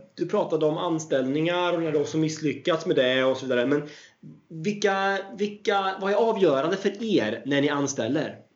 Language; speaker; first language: Swedish; native; Swedish